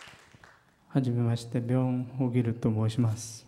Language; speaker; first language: Japanese; non-native, fluent; Korean